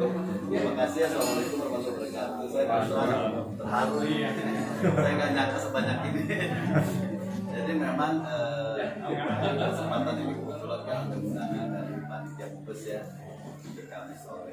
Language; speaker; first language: Indonesian; native; Indonesian